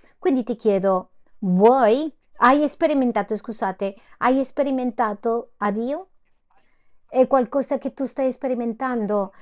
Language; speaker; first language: Italian; non-native, fluent; Spanish